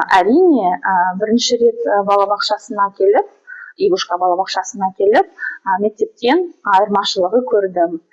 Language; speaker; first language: Kazakh; non-native, local second language; Russian